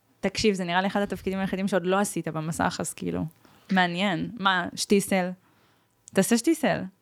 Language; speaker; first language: Hebrew; early bilingual, other home language; Russian